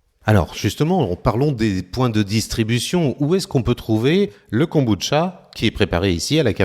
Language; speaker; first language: French; native; French